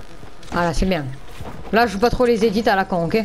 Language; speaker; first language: French; native; French